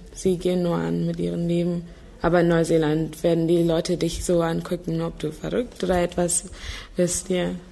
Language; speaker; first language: German; non-native, fluent; English